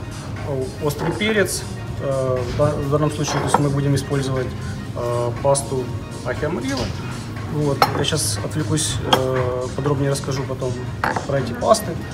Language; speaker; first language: Russian; native; Russian